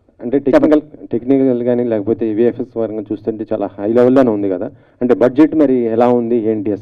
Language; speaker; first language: Telugu; native; Telugu